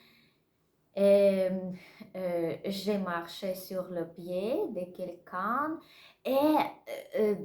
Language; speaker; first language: French; non-native, learner; Russian